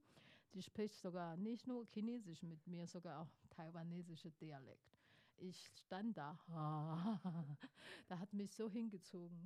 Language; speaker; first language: German; non-native, fluent; Chinese